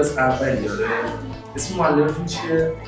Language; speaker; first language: Persian; native; Persian